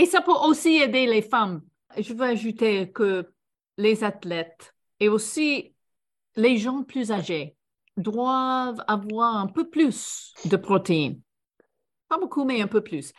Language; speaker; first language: French; non-native, fluent; English